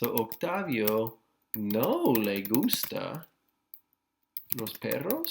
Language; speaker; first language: Spanish; non-native, fluent; English